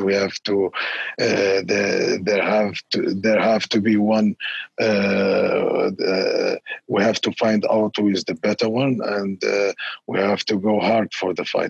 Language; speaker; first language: English; non-native, fluent; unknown